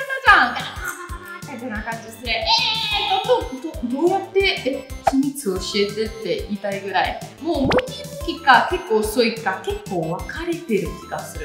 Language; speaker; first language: Japanese; non-native, fluent; Italian